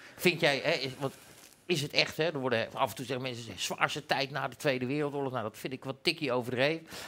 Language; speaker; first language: Dutch; native; Dutch